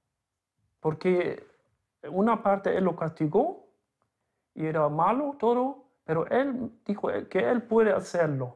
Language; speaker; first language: Spanish; non-native, local second language; German